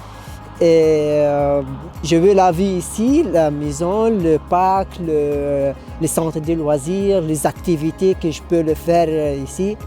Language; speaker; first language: French; non-native, local second language; Arabic